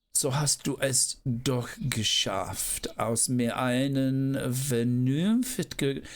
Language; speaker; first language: German; non-native, learner; English